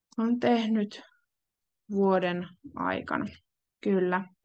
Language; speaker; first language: Finnish; native; Finnish